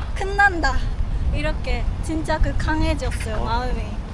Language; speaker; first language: Korean; non-native, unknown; Japanese